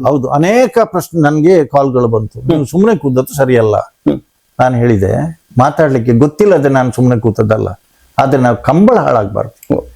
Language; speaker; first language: Kannada; non-native, local second language; Tulu